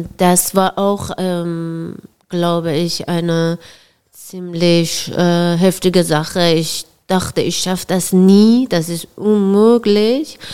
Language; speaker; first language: German; non-native, fluent; Persian